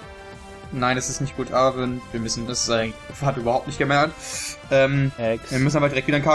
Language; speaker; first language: German; native; German